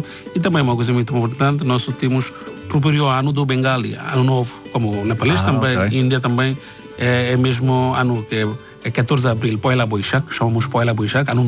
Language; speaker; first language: Portuguese; non-native, learner; Bangla